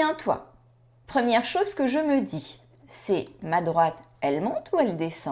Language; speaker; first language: French; native; French